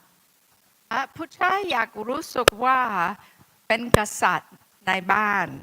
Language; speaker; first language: Thai; non-native, fluent; English